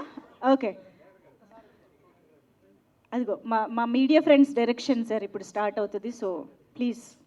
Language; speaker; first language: Telugu; native; Telugu